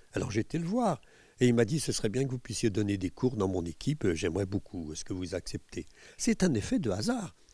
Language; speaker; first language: French; native; French